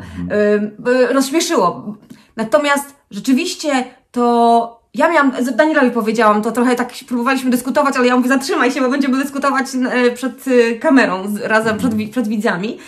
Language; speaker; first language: Polish; native; Polish